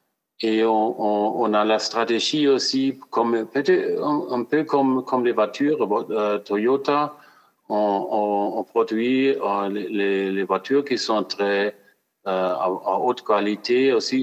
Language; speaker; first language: French; non-native, fluent; German